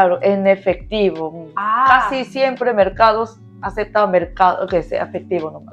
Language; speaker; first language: Spanish; non-native, learner; Korean